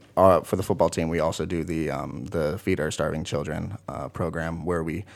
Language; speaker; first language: English; native; English